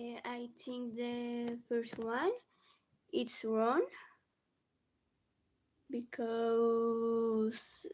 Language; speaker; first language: English; non-native, learner; Spanish